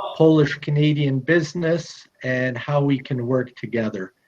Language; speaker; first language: English; early bilingual, other home language; Polish